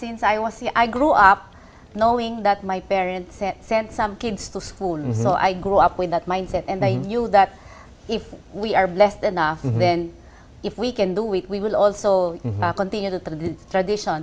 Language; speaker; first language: English; non-native, local second language; Filipino